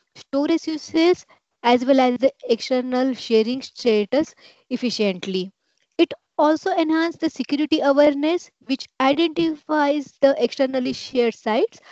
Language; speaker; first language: English; non-native, local second language; Marathi